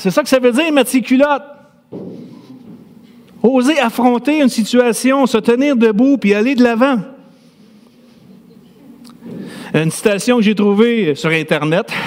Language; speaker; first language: French; native; French